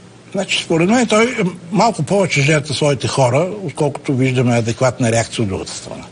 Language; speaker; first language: Bulgarian; native; Bulgarian